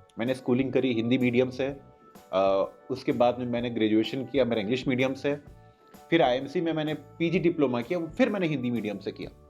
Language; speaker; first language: Hindi; native; Hindi